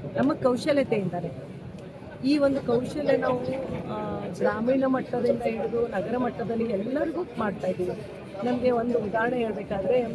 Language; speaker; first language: Kannada; non-native, local second language; Lambadi